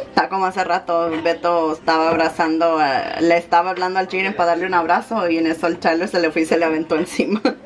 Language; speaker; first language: Spanish; early bilingual, heritage; Spanish